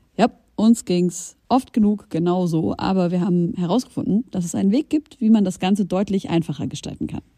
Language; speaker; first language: German; early bilingual, other home language; Arabic